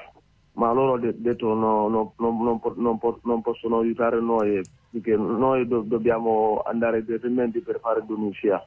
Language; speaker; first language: Italian; non-native, learner; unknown